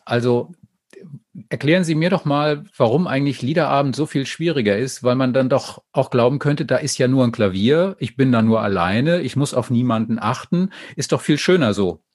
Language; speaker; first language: German; native; German